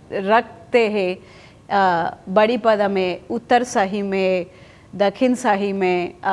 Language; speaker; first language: Hindi; non-native, fluent; Spanish